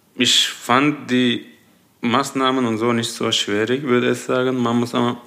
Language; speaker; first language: German; non-native, fluent; Turkish